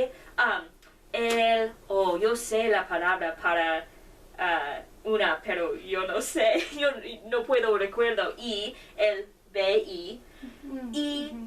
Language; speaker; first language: Spanish; non-native, learner; English